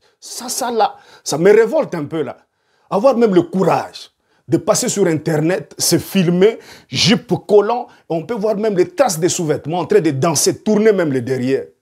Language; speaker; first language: French; non-native, local second language; Lingala